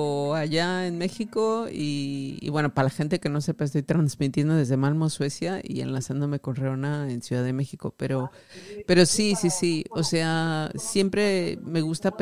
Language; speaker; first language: Spanish; native; Spanish